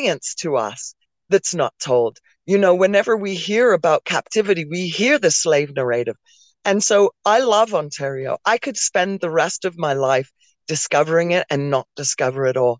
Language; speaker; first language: English; native; English